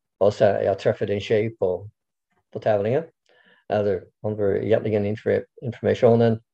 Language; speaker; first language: Swedish; non-native, fluent; English